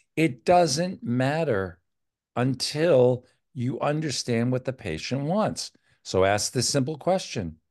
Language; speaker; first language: English; native; English